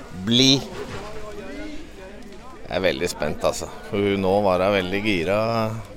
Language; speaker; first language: Norwegian; native; Norwegian